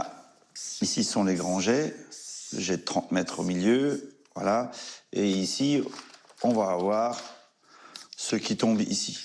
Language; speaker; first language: French; native; French